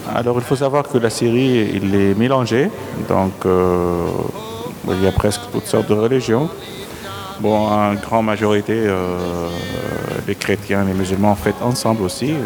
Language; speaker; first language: French; non-native, fluent; Arabic